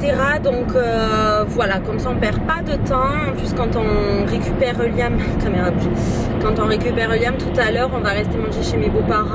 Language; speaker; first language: French; native; French